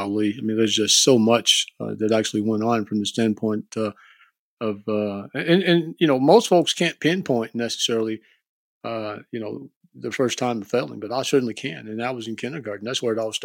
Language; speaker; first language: English; native; English